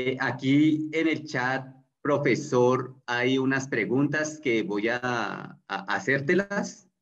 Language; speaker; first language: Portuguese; non-native, learner; Spanish